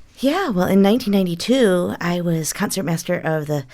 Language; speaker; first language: English; native; English